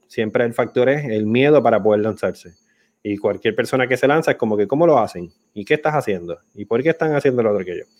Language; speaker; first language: Spanish; native; Spanish